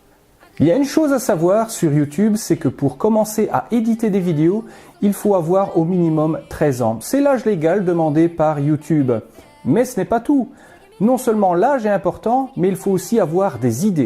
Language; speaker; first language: French; native; French